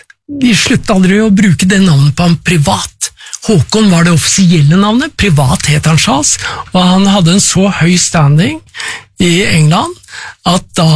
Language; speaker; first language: Norwegian; native; Norwegian